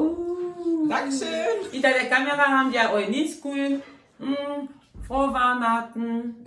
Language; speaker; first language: German; non-native, fluent; Lingala